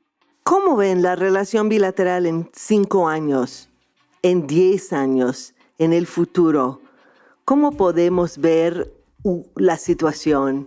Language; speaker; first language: Spanish; non-native, fluent; English